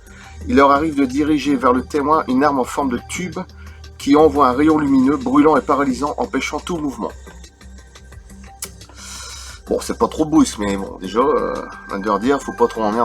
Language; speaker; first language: French; native; French